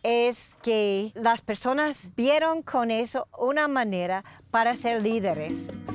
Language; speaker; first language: Spanish; non-native, fluent; English